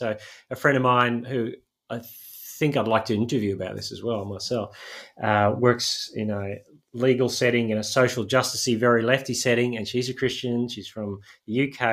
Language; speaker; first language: English; native; English